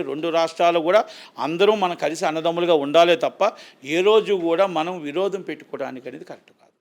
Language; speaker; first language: Telugu; native; Telugu